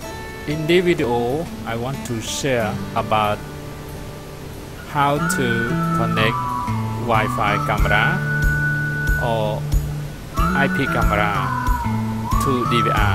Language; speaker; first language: English; non-native, learner; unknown